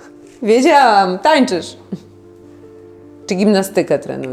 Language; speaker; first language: Polish; native; Polish